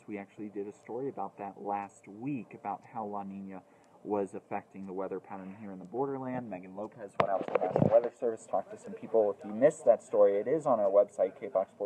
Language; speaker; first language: English; native; English